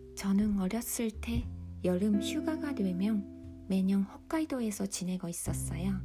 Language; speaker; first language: Korean; non-native, fluent; Japanese